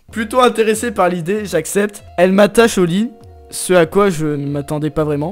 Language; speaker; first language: French; native; French